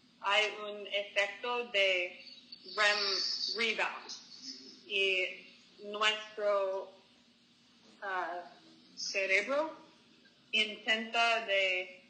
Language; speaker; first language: Spanish; non-native, learner; English